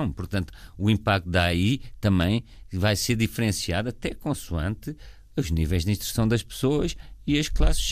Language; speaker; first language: Portuguese; native; Portuguese